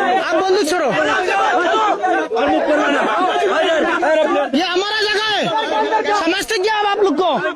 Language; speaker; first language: Hindi; non-native, learner; Bangla